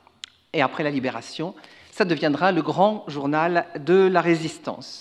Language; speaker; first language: French; native; French